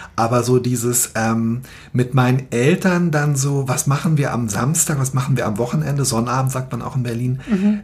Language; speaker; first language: German; native; German